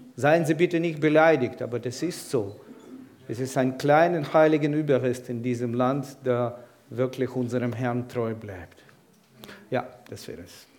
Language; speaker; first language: German; non-native, fluent; Ukrainian